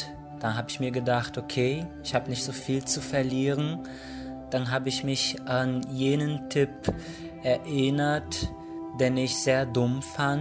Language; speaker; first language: German; non-native, fluent; Portuguese